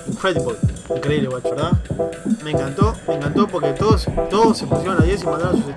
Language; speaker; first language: Spanish; native; Spanish